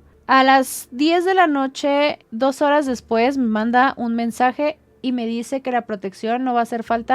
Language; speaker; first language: Spanish; native; Spanish